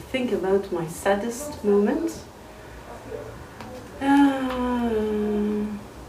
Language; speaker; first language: English; non-native, learner; French